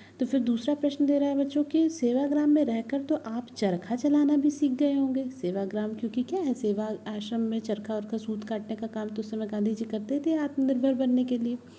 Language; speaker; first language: Hindi; native; Hindi